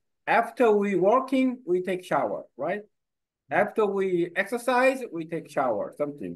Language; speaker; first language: English; non-native, learner; Korean